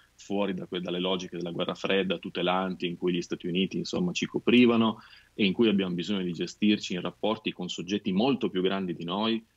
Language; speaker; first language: Italian; native; Italian